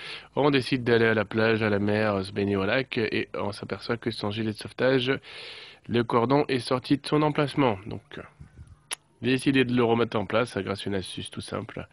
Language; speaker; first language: French; native; French